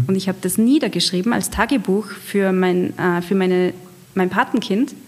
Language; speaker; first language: German; native; German